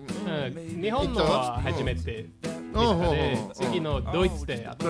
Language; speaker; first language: Japanese; non-native, fluent; English